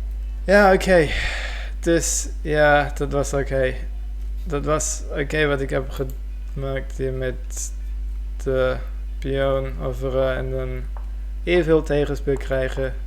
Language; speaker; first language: Dutch; non-native, fluent; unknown